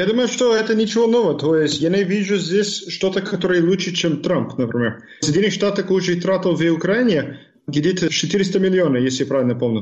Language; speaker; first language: Russian; non-native, fluent; English